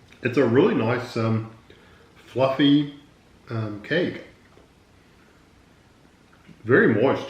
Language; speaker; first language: English; native; English